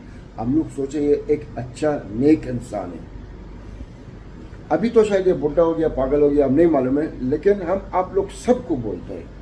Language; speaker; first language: Hindi; non-native, learner; Arabic